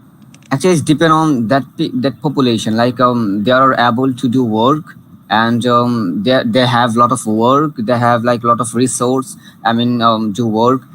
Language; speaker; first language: English; non-native, learner; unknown